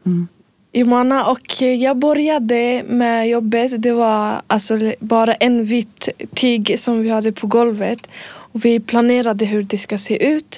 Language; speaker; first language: Swedish; early bilingual, other home language; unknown